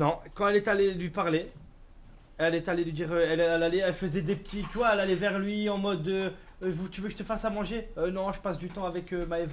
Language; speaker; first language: French; native; French